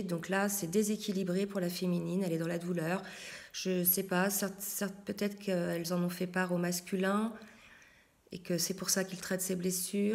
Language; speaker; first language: French; native; French